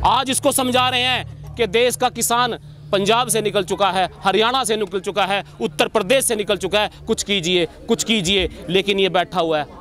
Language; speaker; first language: Hindi; native; Hindi